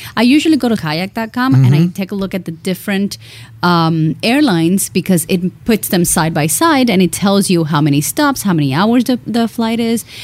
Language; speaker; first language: English; early bilingual, other home language; Spanish